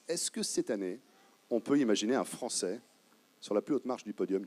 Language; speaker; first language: French; native; French